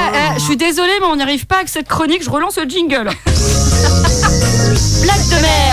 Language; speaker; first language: French; native; French